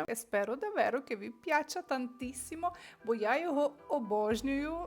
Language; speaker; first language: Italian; non-native, fluent; Ukrainian